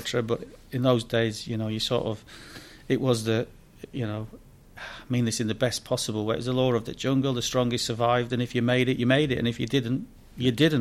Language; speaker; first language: English; native; English